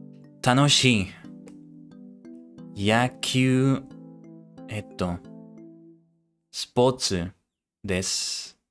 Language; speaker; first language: Japanese; non-native, learner; English